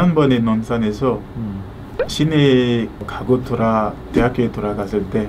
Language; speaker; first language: Korean; non-native, learner; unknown